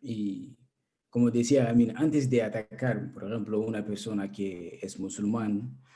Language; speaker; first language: Spanish; non-native, learner; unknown